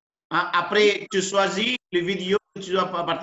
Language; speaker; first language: French; non-native, fluent; Tamil